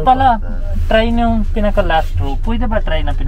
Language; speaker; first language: Filipino; non-native, learner; Punjabi